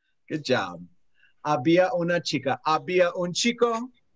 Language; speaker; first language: Spanish; non-native, fluent; English